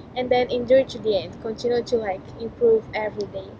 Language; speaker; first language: English; non-native, fluent; Portuguese